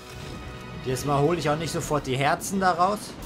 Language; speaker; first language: German; native; German